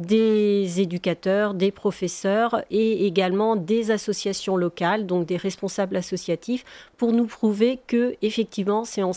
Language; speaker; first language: French; native; French